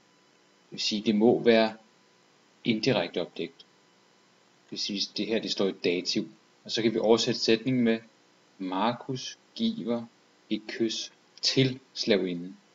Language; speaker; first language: Danish; native; Danish